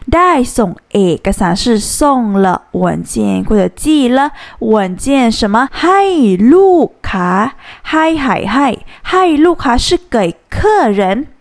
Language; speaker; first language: Chinese; non-native, fluent; Thai